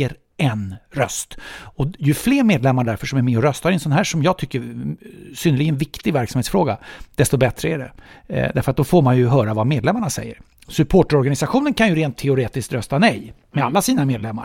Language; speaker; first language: Swedish; native; Swedish